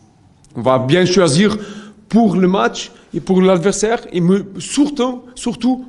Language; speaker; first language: French; non-native, learner; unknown